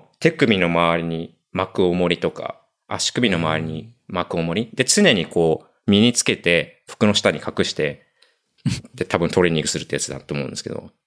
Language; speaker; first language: Japanese; native; Japanese